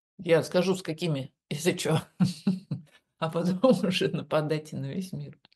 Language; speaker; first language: Russian; native; Russian